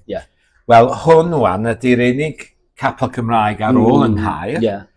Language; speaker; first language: Welsh; native; Welsh